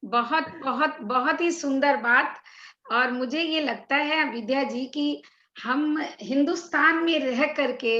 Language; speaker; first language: Hindi; native; Hindi